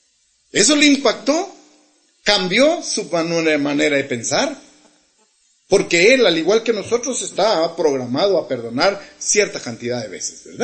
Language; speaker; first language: Spanish; native; Spanish